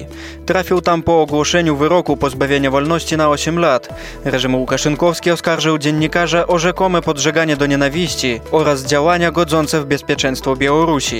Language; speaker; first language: Polish; native; Polish